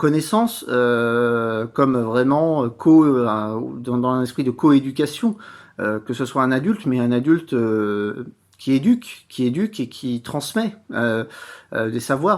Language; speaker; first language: French; native; French